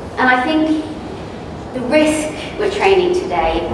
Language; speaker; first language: English; native; English